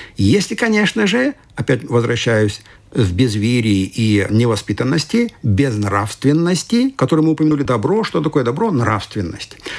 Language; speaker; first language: Russian; non-native, fluent; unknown